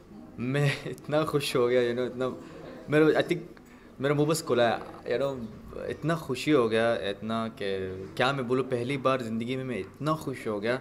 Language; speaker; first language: Hindi; non-native, fluent; Arabic